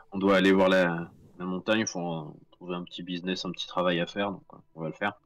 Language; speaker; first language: French; native; French